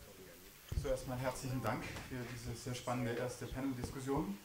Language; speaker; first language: German; native; German